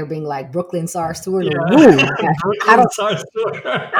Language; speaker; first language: English; native; English